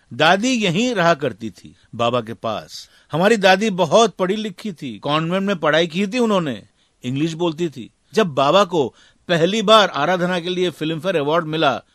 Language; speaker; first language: Hindi; native; Hindi